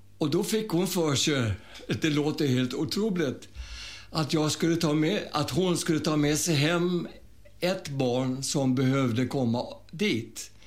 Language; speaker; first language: Swedish; early bilingual, other home language; German